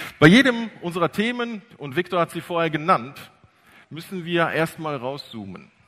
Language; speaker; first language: German; early bilingual, other home language; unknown